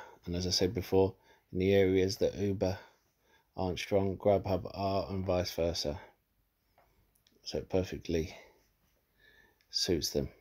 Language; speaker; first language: English; native; English